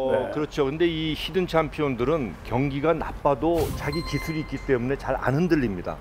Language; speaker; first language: Korean; native; Korean